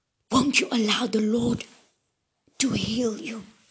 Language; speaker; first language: English; non-native, local second language; Afrikaans